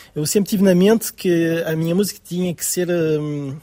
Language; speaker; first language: Portuguese; early bilingual, heritage; French